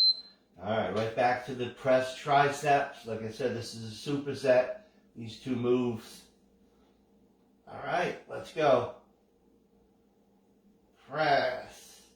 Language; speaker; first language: English; native; English